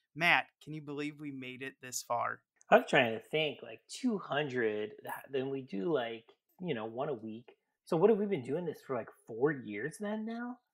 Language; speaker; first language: English; native; English